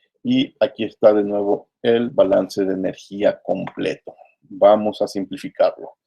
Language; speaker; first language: Spanish; native; Spanish